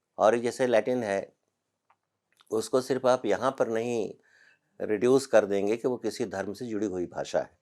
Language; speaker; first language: Hindi; native; Hindi